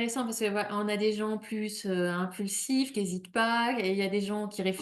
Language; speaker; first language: French; native; French